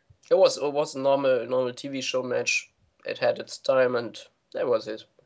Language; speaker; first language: English; non-native, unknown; German